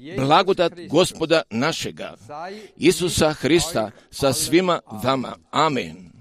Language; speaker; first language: Croatian; early bilingual, heritage; Serbian